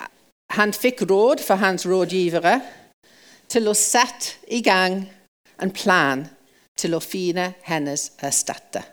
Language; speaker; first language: Norwegian; non-native, fluent; English